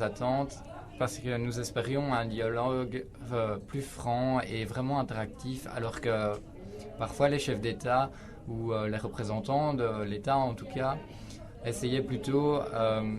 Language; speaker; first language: French; native; French